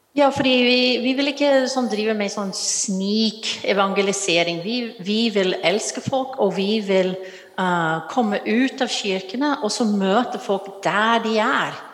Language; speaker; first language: Norwegian; non-native, fluent; English